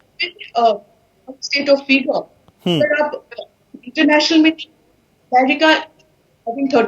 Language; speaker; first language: Hindi; native; Hindi